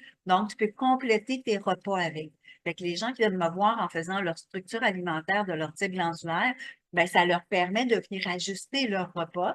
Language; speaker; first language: French; native; French